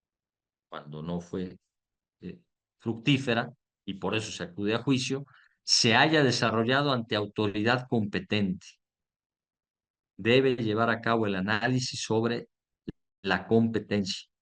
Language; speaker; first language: Spanish; native; Spanish